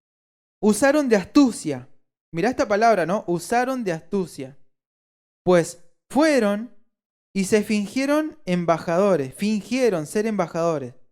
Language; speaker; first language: Spanish; native; Spanish